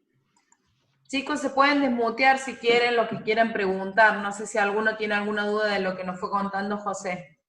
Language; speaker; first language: Spanish; native; Spanish